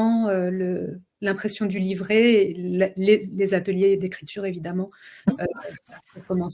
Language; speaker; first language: French; native; French